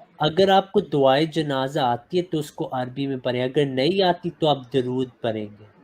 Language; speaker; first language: Urdu; native; Urdu